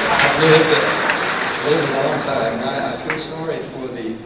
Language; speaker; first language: English; native; English